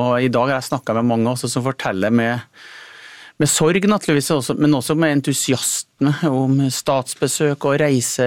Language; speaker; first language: Norwegian; native; Norwegian